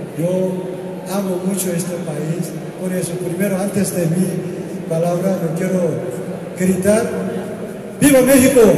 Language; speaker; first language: Spanish; non-native, learner; Korean